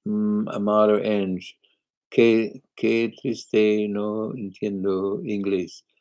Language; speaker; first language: Spanish; non-native, learner; English